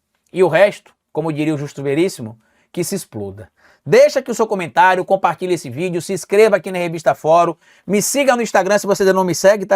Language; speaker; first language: Portuguese; native; Portuguese